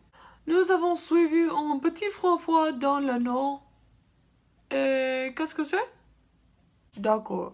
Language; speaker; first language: French; non-native, learner; English